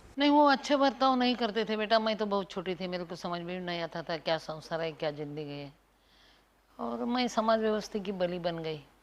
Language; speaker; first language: Hindi; non-native, local second language; Marathi